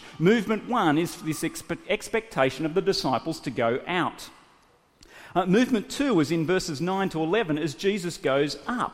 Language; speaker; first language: English; native; English